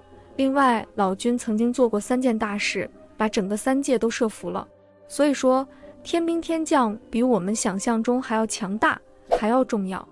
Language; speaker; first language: Chinese; native; Chinese